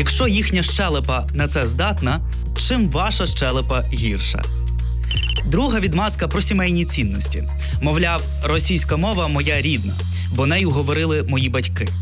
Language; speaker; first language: Ukrainian; non-native, local second language; Russian